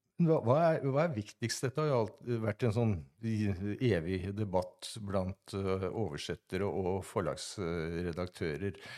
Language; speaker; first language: Norwegian; native; Norwegian